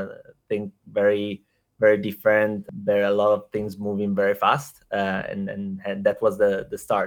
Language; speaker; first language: English; non-native, fluent; Italian